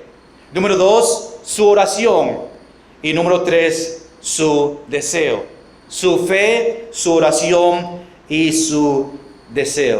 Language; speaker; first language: Spanish; non-native, fluent; English